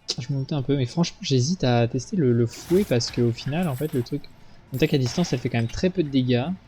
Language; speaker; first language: French; native; French